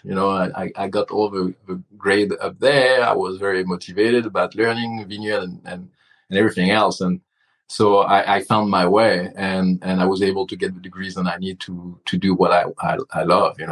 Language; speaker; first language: English; non-native, fluent; French